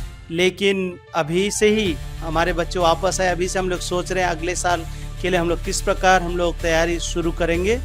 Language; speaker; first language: Hindi; native; Hindi